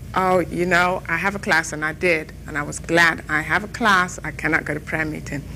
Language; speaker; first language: English; native; English